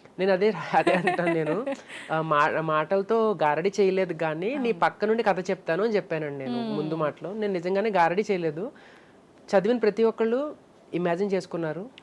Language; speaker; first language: Telugu; native; Telugu